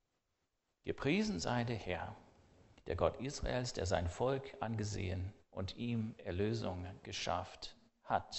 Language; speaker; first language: German; non-native, fluent; English